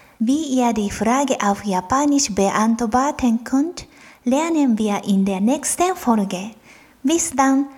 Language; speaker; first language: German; non-native, fluent; Japanese